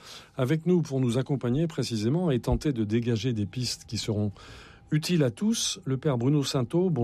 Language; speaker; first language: French; native; French